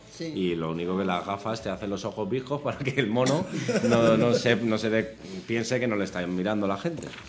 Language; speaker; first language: Spanish; native; Spanish